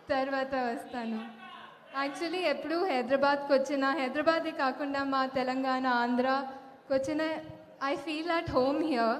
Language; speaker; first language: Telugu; non-native, fluent; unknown